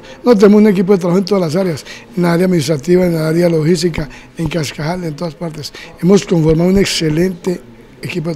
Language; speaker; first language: Spanish; native; Spanish